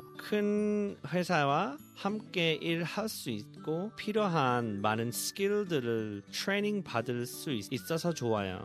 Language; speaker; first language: Korean; early bilingual, heritage; Korean